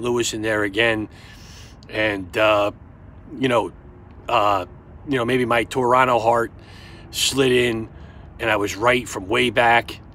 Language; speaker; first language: English; native; English